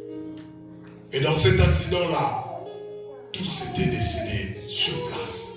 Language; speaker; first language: French; non-native, local second language; Lingala